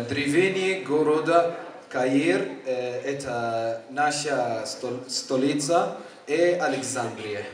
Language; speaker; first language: Russian; non-native, learner; Arabic